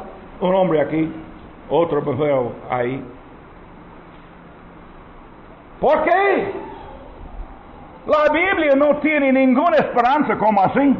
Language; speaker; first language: Spanish; non-native, learner; English